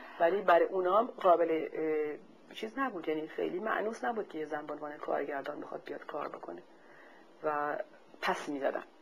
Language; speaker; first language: Persian; native; Persian